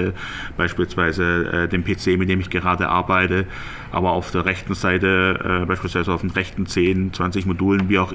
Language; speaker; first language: German; native; German